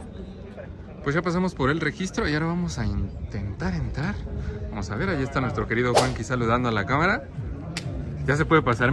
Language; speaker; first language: Spanish; native; Spanish